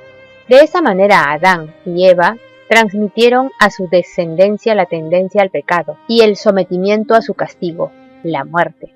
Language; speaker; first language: Spanish; native; Spanish